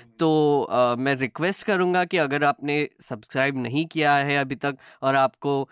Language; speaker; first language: Hindi; native; Hindi